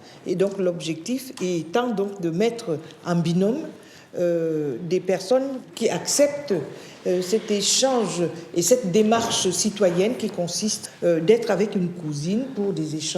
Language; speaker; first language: French; native; French